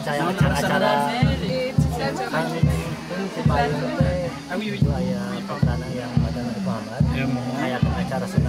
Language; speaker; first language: Indonesian; non-native, local second language; Sundanese